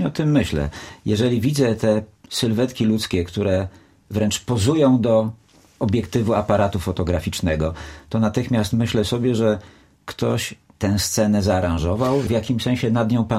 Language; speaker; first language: Polish; native; Polish